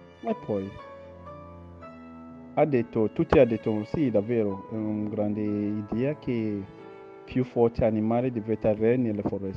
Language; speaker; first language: Italian; non-native, learner; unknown